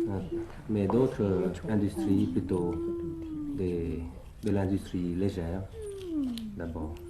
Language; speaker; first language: French; early bilingual, other home language; Thai